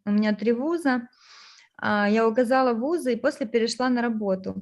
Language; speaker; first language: Russian; native; Russian